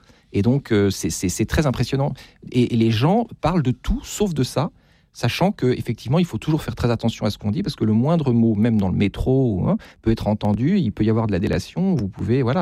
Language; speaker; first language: French; native; French